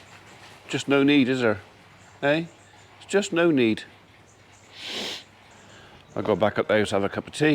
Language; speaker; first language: English; native; English